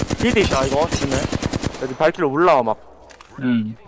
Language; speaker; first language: Korean; native; Korean